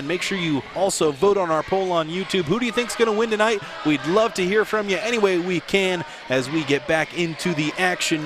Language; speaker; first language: English; native; English